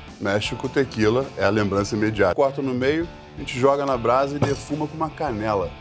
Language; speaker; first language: Portuguese; non-native, fluent; English